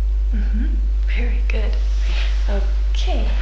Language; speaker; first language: English; non-native, fluent; German